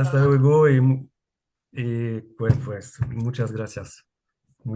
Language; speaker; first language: Spanish; non-native, learner; French